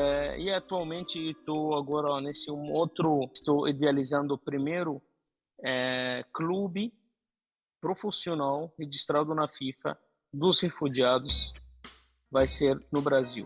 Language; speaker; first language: Portuguese; non-native, fluent; Arabic